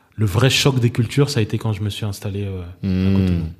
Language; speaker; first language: French; native; French